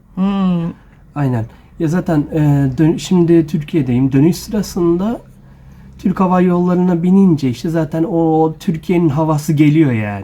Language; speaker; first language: Turkish; non-native, fluent; Japanese